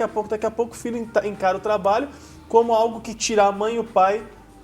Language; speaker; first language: Portuguese; native; Portuguese